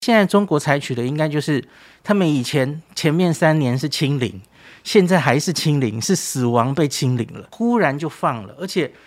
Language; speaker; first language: Chinese; native; Chinese